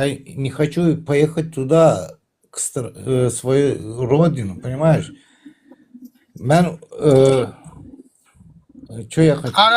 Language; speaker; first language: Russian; non-native, fluent; Turkmen